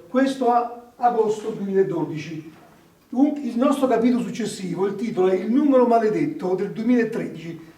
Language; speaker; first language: Italian; native; Italian